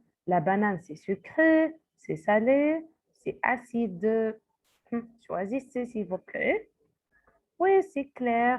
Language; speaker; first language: French; non-native, fluent; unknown